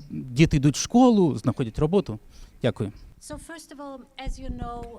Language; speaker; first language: Ukrainian; native; Ukrainian